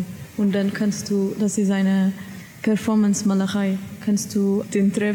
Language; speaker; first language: German; non-native, learner; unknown